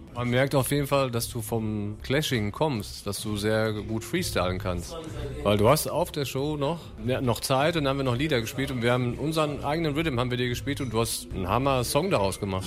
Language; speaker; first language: German; native; German